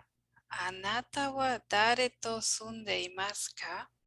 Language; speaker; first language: Japanese; non-native, learner; English